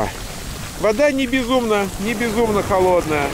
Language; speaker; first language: Russian; native; Russian